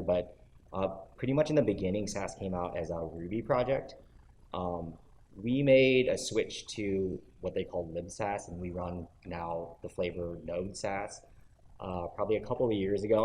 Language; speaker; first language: English; native; English